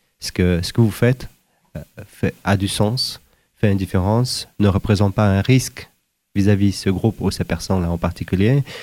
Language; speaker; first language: French; non-native, fluent; Uzbek